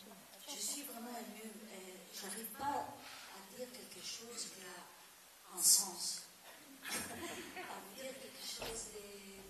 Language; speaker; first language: French; non-native, fluent; Italian